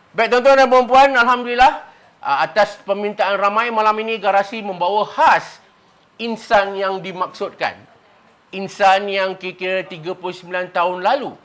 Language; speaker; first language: Malay; native; Malay